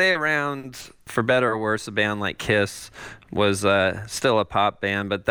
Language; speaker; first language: English; native; English